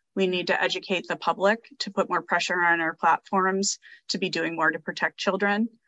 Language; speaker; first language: English; native; English